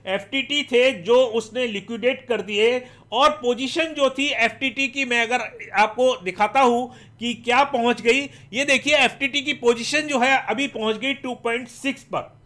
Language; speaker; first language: Hindi; native; Hindi